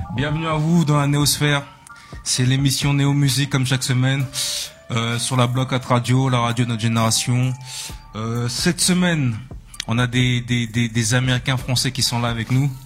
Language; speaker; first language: French; native; French